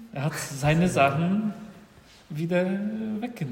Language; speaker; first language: German; non-native, fluent; Polish